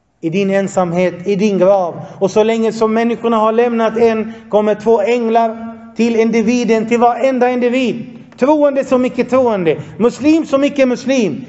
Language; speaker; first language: Swedish; non-native, fluent; Arabic